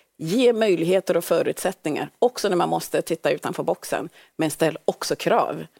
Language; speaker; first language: Swedish; early bilingual, other home language; Swahili